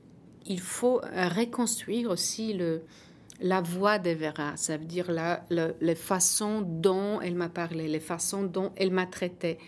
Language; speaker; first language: French; non-native, fluent; Polish